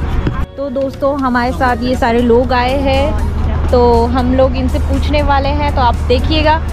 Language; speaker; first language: Hindi; native; Hindi